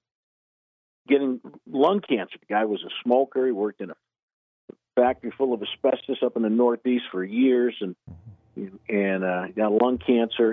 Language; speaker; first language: English; native; English